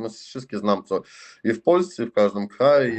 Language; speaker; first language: Polish; non-native, learner; Russian